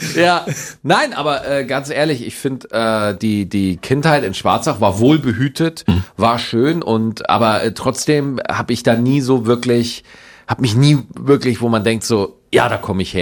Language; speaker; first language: German; native; German